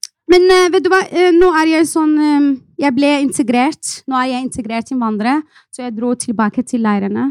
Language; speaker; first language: Norwegian; non-native, fluent; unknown